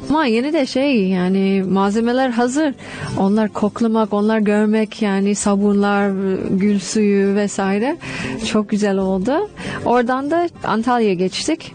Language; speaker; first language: Turkish; non-native, fluent; English